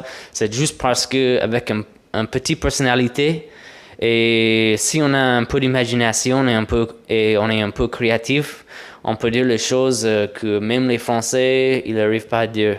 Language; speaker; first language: French; non-native, fluent; English